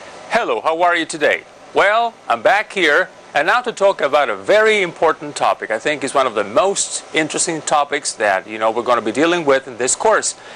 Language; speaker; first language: English; non-native, fluent; Spanish